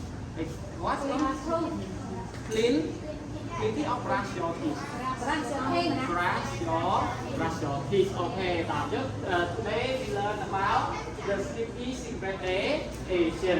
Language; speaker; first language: English; non-native, learner; Khmer